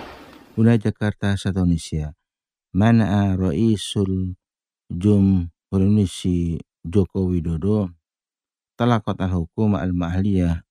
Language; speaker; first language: Arabic; non-native, fluent; Indonesian